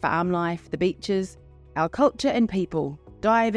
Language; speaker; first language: English; native; English